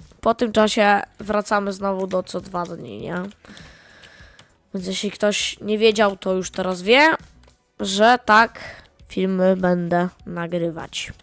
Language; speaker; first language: Polish; native; Polish